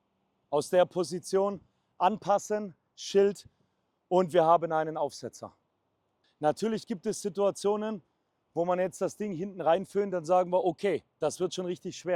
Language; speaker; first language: German; native; German